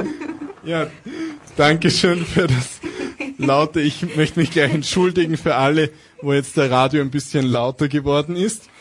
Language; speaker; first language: German; native; German